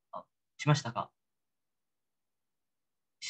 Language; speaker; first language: Japanese; non-native, learner; English